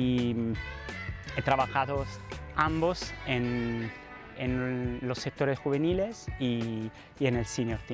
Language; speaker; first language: Spanish; non-native, fluent; Italian